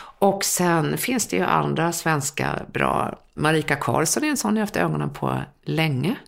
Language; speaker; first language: Swedish; native; Swedish